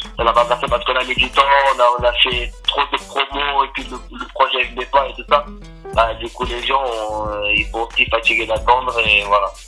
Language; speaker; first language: French; non-native, fluent; Portuguese